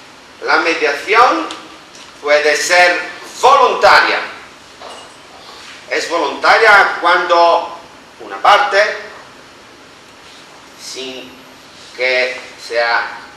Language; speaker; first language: Spanish; non-native, fluent; Italian